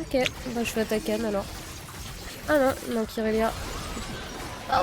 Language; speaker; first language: French; native; French